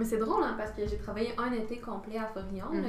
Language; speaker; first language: French; native; French